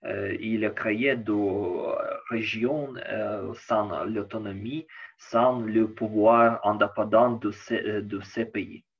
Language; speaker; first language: French; non-native, learner; Ukrainian